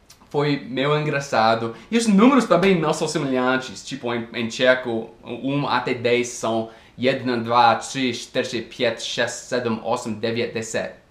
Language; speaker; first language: Portuguese; non-native, fluent; English